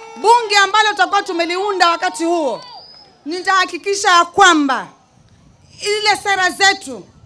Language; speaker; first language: Swahili; native; Swahili